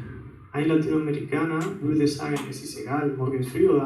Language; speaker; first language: German; non-native, fluent; Spanish